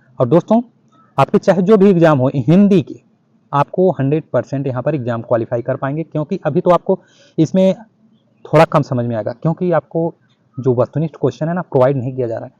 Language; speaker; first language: Hindi; native; Hindi